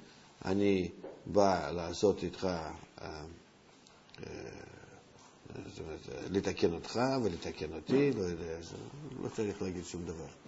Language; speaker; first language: Hebrew; non-native, fluent; Russian